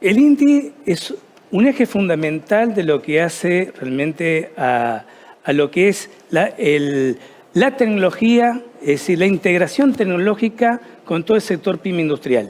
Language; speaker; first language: Spanish; native; Spanish